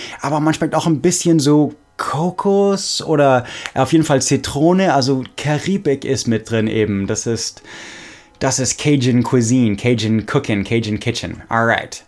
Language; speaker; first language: German; non-native, fluent; English